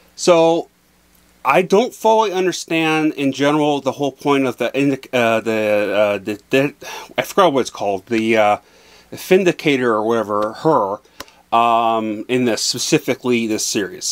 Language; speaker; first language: English; native; English